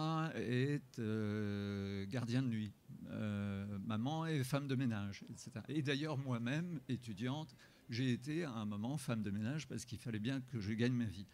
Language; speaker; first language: French; native; French